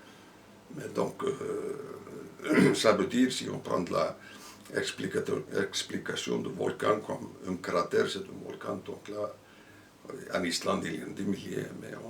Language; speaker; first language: French; non-native, fluent; Icelandic